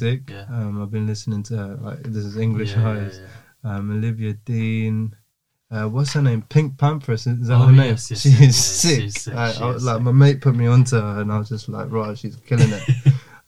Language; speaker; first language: English; native; English